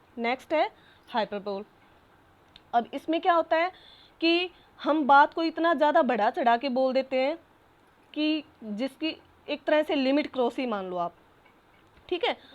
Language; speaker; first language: Hindi; native; Hindi